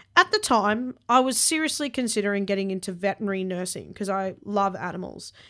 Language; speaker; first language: English; early bilingual, other home language; Hindi